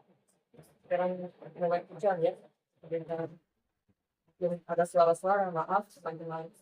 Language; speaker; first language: Indonesian; non-native, learner; Russian